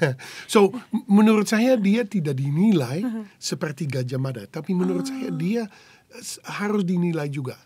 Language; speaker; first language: Indonesian; non-native, fluent; Dutch